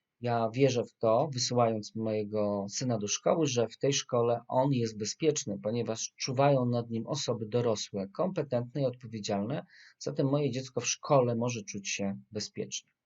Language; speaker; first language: Polish; native; Polish